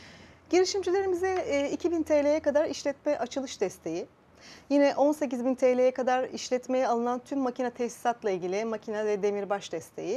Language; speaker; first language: Turkish; native; Turkish